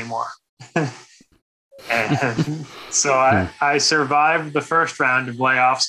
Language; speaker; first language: English; native; English